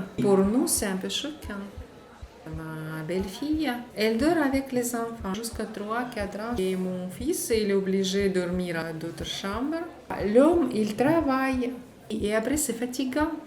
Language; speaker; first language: French; non-native, learner; Russian